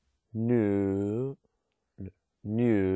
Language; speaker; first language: Chinese; non-native, learner; English